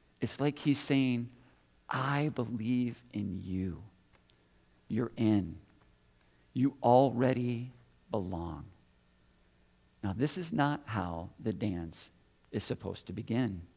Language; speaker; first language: English; native; English